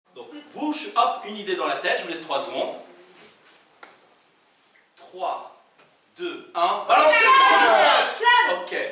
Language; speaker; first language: French; native; French